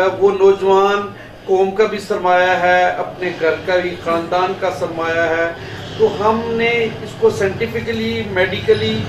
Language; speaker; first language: Urdu; non-native, local second language; Pahari-Potwari